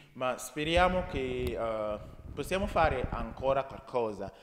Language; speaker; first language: Italian; non-native, learner; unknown